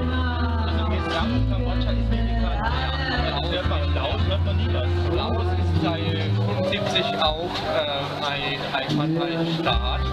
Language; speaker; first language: German; non-native, fluent; Lao